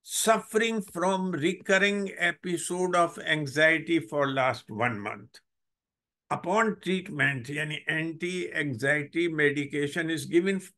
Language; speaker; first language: Hindi; native; Hindi